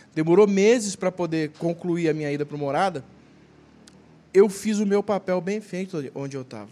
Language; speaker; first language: Portuguese; native; Portuguese